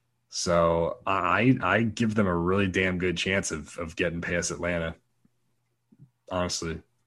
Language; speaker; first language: English; native; English